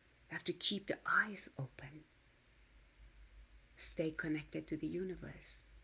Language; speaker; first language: English; non-native, fluent; Persian